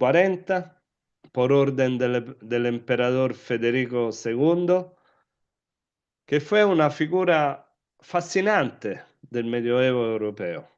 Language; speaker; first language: Spanish; non-native, fluent; Italian